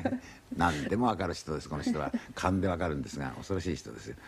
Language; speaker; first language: Japanese; native; Japanese